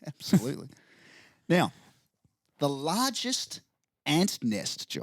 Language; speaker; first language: English; native; English